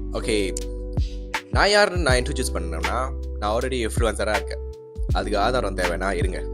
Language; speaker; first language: Tamil; early bilingual, heritage; Tamil